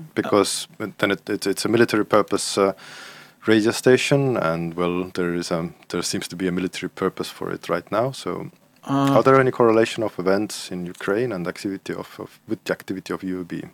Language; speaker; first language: English; non-native, fluent; Estonian